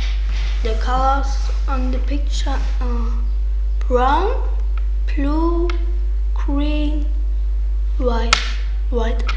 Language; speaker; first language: English; non-native, learner; German